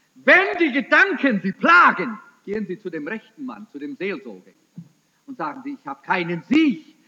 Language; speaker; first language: German; early bilingual, heritage; German